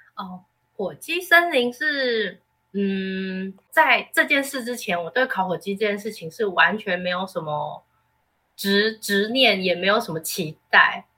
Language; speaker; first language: Chinese; native; Chinese